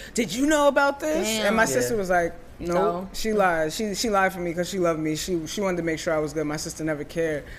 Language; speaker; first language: English; early bilingual, other home language; Yoruba